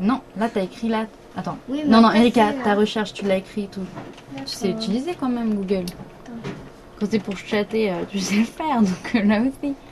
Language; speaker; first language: French; native; French